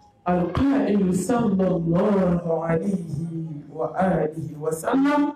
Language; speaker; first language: Arabic; non-native, fluent; Dyula